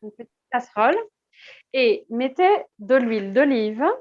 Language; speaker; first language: French; non-native, fluent; Portuguese